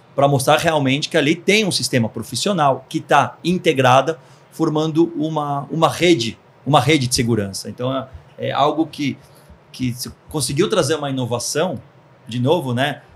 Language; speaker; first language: Portuguese; early bilingual, other home language; Hebrew